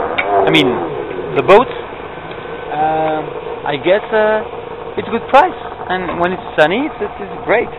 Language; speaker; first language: English; non-native, fluent; French